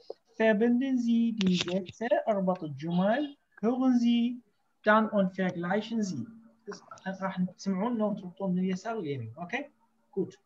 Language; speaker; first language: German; non-native, fluent; Arabic